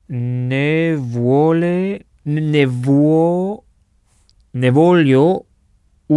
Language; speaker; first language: Italian; non-native, learner; French